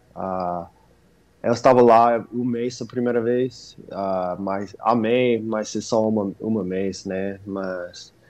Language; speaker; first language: Portuguese; non-native, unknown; English